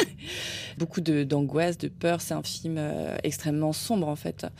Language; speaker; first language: French; native; French